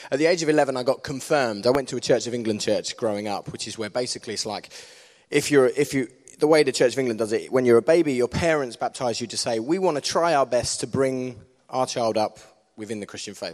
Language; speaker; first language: English; native; English